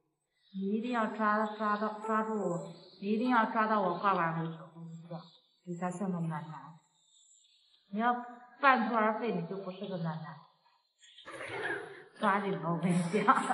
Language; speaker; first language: Chinese; native; Chinese